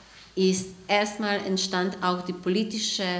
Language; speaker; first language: German; non-native, fluent; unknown